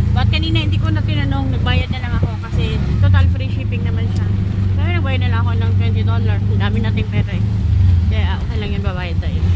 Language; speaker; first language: Filipino; native; Filipino